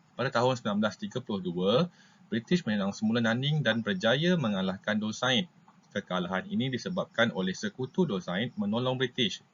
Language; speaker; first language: Malay; native; Malay